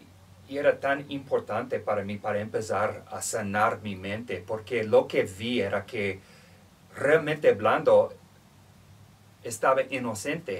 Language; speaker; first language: Spanish; non-native, fluent; English